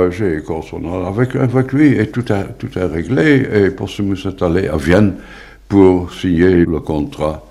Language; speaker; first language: French; non-native, fluent; Dutch